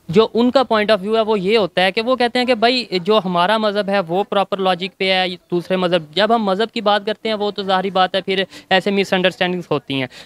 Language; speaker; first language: Urdu; native; Urdu